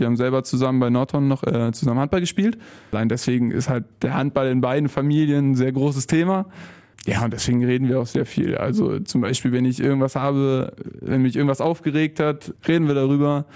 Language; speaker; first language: German; native; German